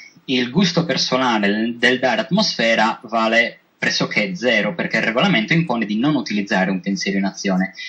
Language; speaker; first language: Italian; native; Italian